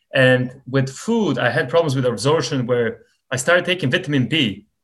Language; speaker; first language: English; non-native, fluent; Serbian